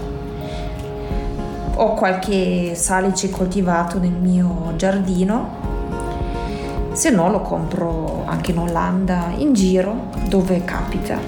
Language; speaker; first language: Italian; non-native, fluent; German